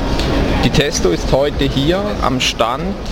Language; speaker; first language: German; native; German